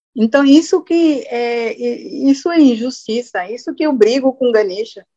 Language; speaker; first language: Portuguese; non-native, fluent; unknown